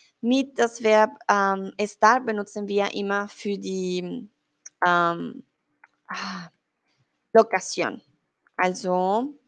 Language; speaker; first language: German; non-native, fluent; Spanish